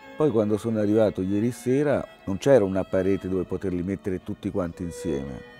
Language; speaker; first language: Italian; native; Italian